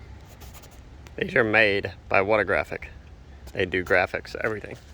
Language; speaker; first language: English; native; English